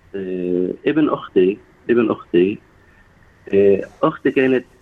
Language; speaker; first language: Arabic; native; Arabic